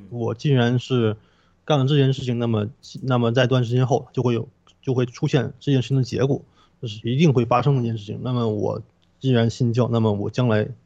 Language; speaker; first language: Chinese; non-native, local second language; Korean